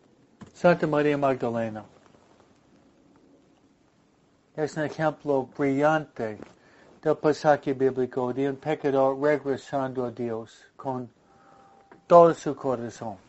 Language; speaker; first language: Spanish; non-native, fluent; English